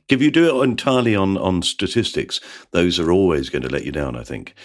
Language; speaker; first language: English; native; English